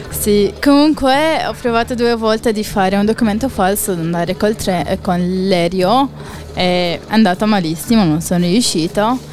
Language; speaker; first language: Italian; non-native, fluent; Arabic